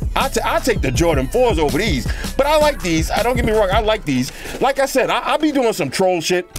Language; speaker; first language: English; native; English